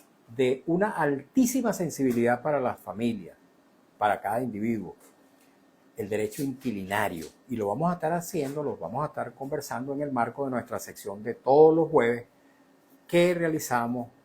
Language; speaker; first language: Spanish; native; Spanish